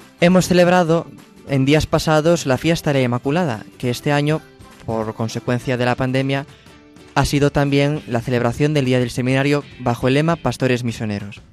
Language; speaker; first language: Spanish; native; Spanish